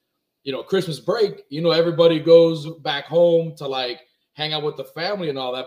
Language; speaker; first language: English; early bilingual, other home language; Spanish